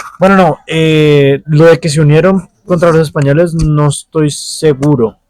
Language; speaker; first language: Spanish; native; Spanish